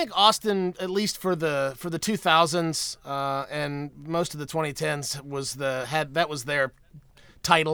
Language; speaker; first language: English; native; English